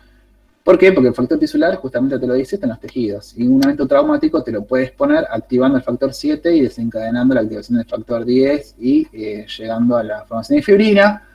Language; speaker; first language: Spanish; native; Spanish